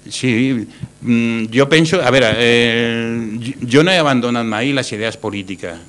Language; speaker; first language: Catalan; non-native, local second language; Spanish